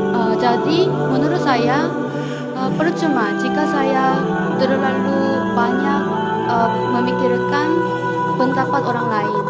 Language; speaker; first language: Indonesian; non-native, learner; Korean